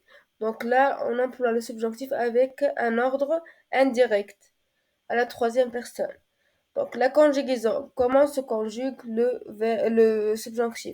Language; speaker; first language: French; non-native, local second language; Arabic